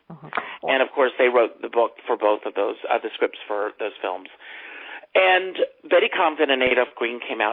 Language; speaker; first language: English; native; English